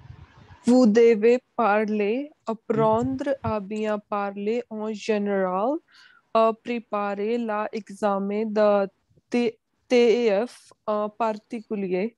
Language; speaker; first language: French; non-native, learner; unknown